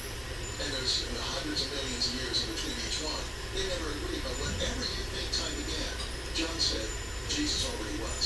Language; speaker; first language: English; native; English